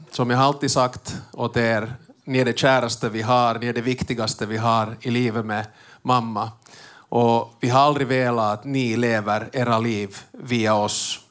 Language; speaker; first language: Swedish; early bilingual, heritage; Swedish